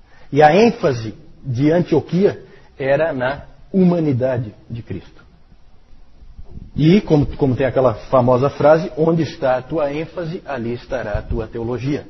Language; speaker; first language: Portuguese; native; Portuguese